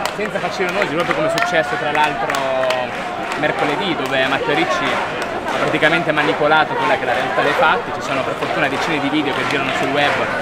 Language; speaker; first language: Italian; native; Italian